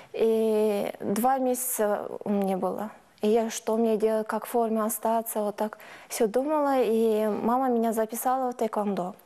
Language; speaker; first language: Russian; non-native, local second language; Turkish